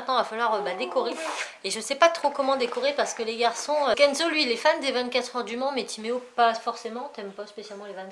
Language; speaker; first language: French; native; French